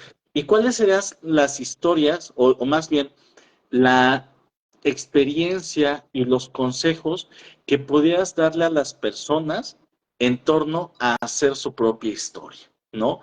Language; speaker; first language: Spanish; native; Spanish